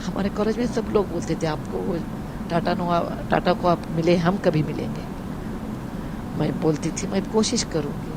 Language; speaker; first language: Hindi; non-native, local second language; Kannada